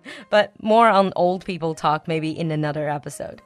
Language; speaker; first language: English; non-native, fluent; Chinese